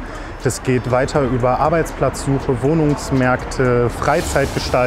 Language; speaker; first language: German; native; German